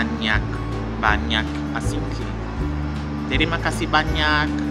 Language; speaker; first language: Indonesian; non-native, learner; Portuguese